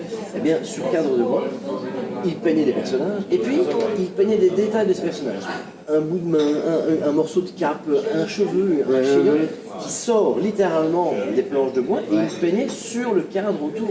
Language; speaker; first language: French; native; French